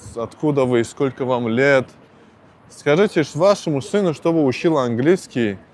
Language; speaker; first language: Russian; non-native, local second language; Tajik